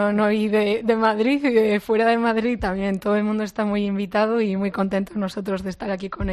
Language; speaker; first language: Spanish; native; Spanish